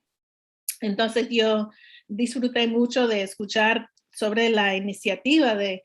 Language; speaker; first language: Spanish; non-native, learner; English